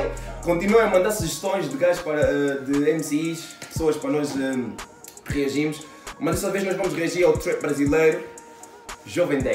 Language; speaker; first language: Portuguese; native; Portuguese